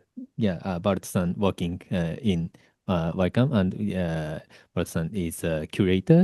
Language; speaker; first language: English; non-native, learner; Japanese